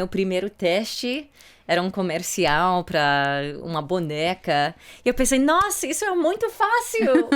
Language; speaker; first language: Portuguese; early bilingual, heritage; English